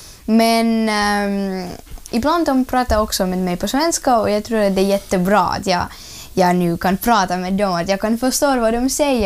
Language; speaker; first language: Swedish; early bilingual, other home language; Russian